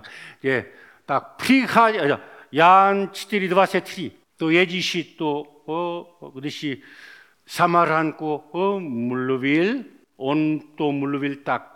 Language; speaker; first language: Czech; non-native, learner; Korean